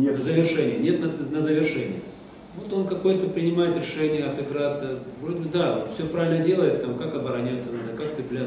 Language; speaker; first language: Russian; native; Russian